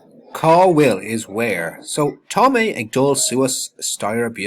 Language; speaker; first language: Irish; non-native, local second language; English